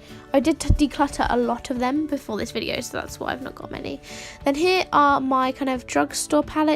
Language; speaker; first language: English; native; English